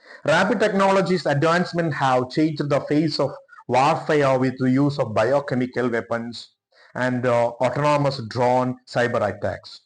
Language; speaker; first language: English; non-native, local second language; Malayalam